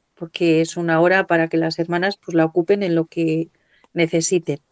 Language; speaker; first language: Spanish; native; Spanish